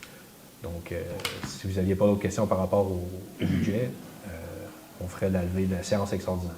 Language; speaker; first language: French; native; French